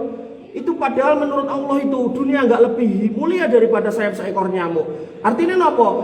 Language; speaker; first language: Indonesian; non-native, local second language; Javanese